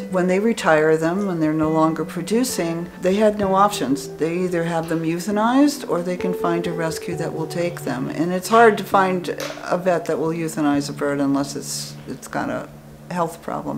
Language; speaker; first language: English; native; English